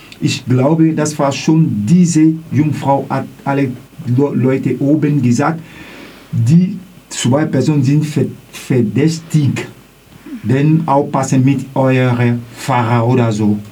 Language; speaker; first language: German; non-native, learner; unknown